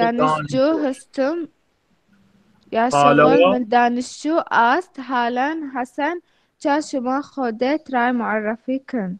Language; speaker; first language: Persian; non-native, learner; Arabic